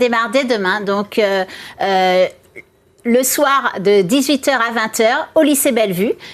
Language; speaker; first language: French; native; French